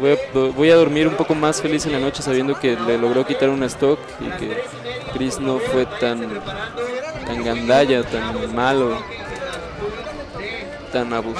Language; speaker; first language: Spanish; native; Spanish